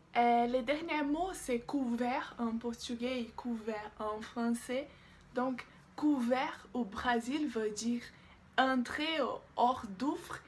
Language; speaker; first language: French; non-native, learner; Portuguese